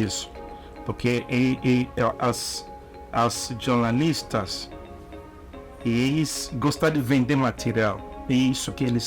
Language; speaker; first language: Portuguese; non-native, learner; Igbo